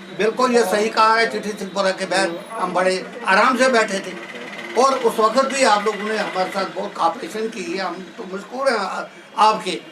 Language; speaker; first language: Hindi; non-native, local second language; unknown